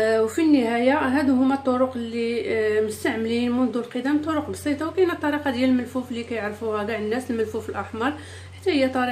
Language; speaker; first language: Arabic; native; Arabic